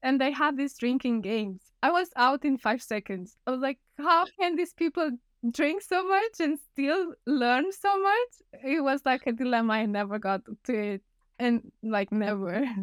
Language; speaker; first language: English; non-native, fluent; Romanian